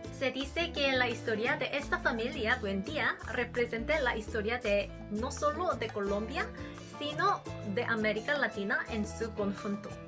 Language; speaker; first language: Spanish; non-native, learner; Korean